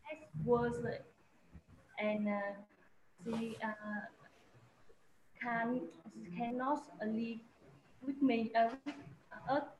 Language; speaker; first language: English; non-native, learner; Vietnamese